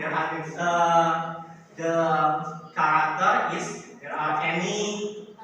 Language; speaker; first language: English; non-native, learner; Indonesian